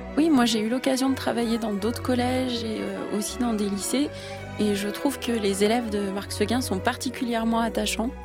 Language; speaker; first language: French; native; French